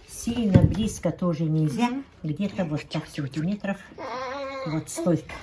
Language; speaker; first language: Russian; non-native, local second language; Yakut